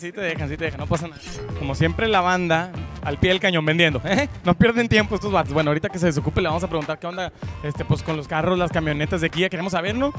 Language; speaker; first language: Spanish; native; Spanish